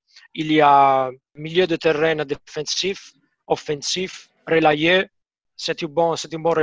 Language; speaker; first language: French; non-native, fluent; Italian